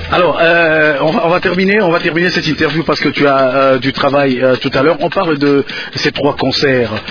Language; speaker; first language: French; non-native, local second language; Lingala